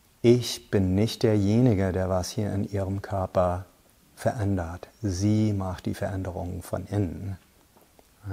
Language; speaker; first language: German; non-native, fluent; English